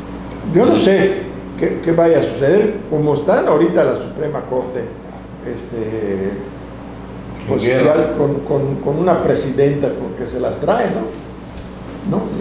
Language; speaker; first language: Spanish; native; Spanish